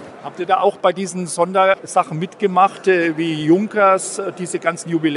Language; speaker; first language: German; native; German